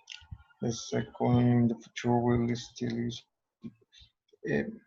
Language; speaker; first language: English; non-native, learner; Spanish